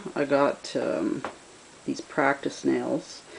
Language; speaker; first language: English; native; English